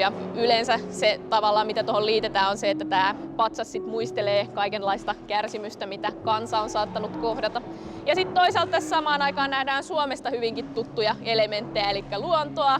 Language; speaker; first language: Finnish; native; Finnish